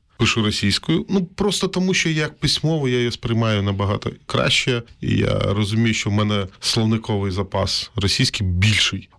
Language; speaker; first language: Ukrainian; non-native, local second language; Russian